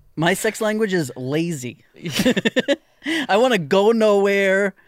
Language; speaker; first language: English; native; English